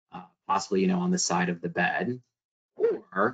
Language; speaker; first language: English; native; English